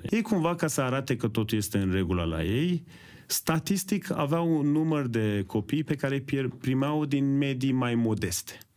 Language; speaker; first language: Romanian; early bilingual, other home language; Persian